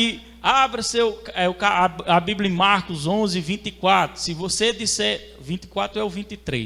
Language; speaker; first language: Portuguese; native; Portuguese